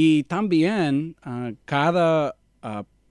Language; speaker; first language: Spanish; non-native, learner; English